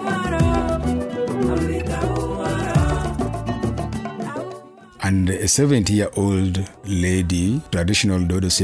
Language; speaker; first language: English; non-native, local second language; Luo (Kenya and Tanzania)